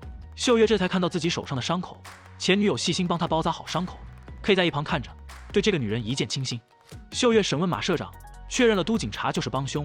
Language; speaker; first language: Chinese; native; Chinese